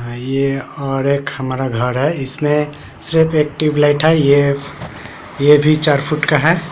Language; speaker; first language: Hindi; non-native, local second language; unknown